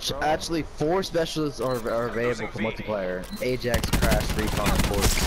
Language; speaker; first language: English; native; English